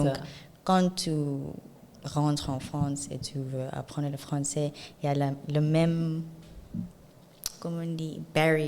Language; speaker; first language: French; non-native, learner; Zulu